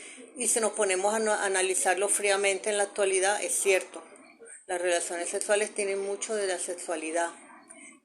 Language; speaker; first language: Spanish; native; Spanish